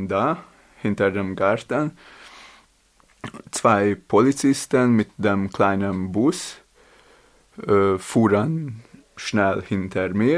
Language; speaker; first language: German; non-native, learner; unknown